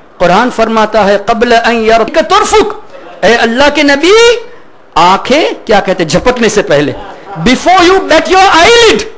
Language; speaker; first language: Urdu; non-native, fluent; Memoni